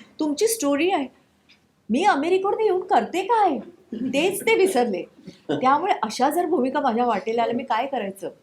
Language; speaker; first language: Marathi; non-native, local second language; Konkani